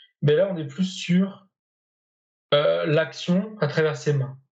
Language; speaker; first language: French; native; French